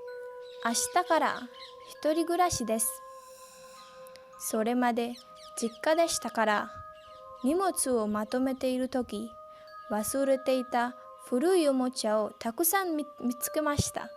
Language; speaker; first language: Japanese; non-native, fluent; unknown